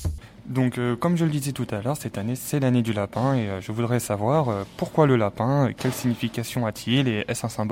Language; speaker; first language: French; native; French